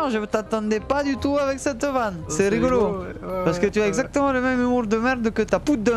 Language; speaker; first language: French; native; French